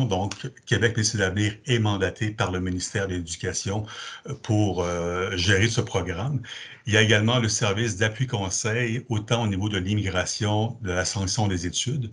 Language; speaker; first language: French; native; French